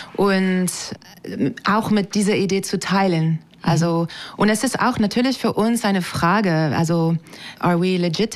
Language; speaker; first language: German; non-native, fluent; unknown